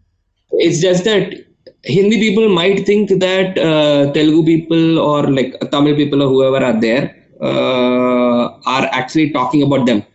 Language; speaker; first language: English; non-native, local second language; Telugu